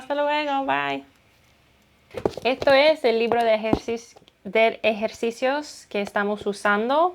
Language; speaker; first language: Spanish; non-native, learner; English